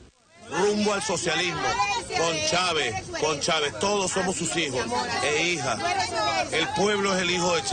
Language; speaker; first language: Spanish; native; Spanish